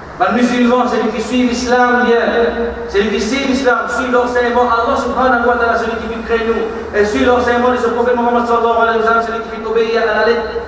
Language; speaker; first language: French; non-native, local second language; Morisyen